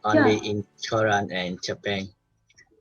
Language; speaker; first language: English; non-native, learner; Vietnamese